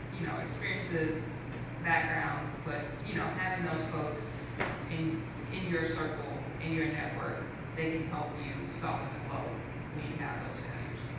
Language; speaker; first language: English; native; English